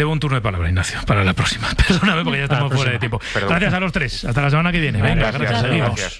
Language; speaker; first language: Spanish; native; Spanish